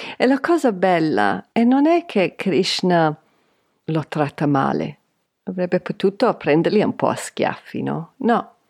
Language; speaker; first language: Italian; non-native, fluent; English